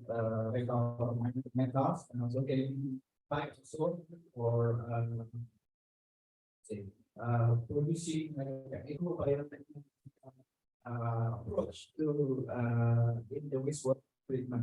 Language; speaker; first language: English; non-native, learner; Indonesian